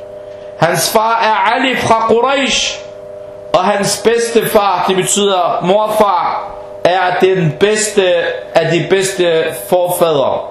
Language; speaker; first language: Danish; early bilingual, heritage; Danish